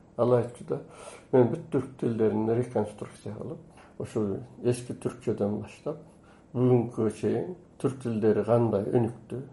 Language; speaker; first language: Kyrgyz; native; Kyrgyz